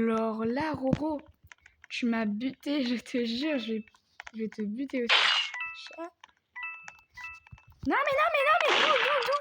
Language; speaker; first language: French; native; French